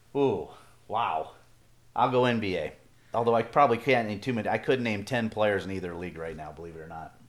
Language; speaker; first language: English; native; English